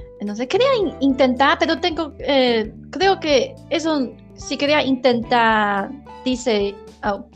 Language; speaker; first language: Spanish; non-native, learner; Chinese